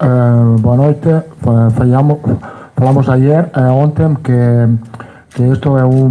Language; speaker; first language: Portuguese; non-native, learner; Italian